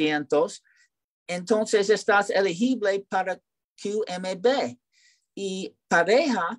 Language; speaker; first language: Spanish; non-native, learner; English